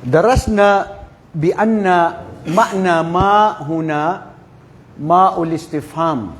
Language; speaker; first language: Arabic; non-native, fluent; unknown